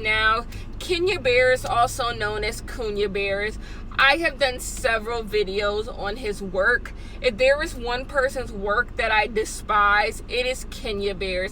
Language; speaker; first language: English; native; English